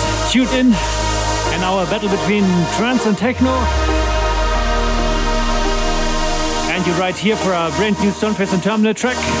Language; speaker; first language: English; non-native, fluent; German